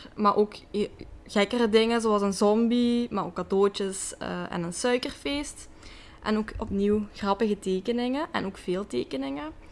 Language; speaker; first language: Dutch; native; Dutch